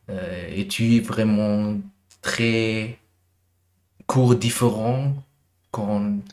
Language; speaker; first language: French; non-native, learner; German